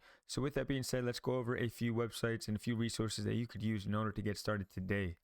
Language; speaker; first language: English; native; English